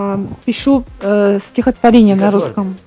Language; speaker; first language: Russian; early bilingual, heritage; Russian